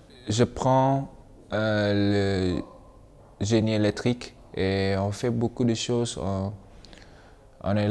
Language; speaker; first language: French; non-native, learner; Malay